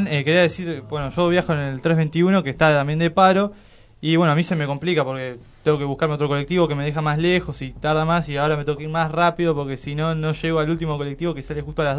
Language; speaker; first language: Spanish; native; Spanish